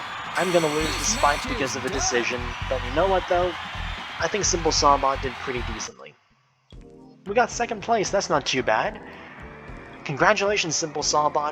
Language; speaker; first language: English; native; English